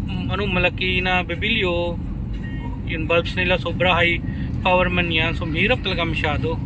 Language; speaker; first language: Filipino; non-native, learner; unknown